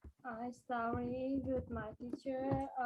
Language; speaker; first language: English; non-native, learner; Vietnamese